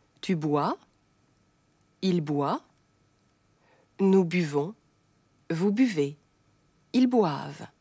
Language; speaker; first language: French; non-native, fluent; German